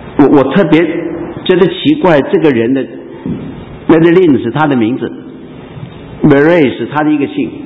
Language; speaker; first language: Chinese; non-native, local second language; Cantonese